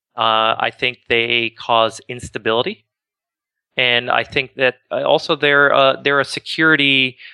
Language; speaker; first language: English; native; English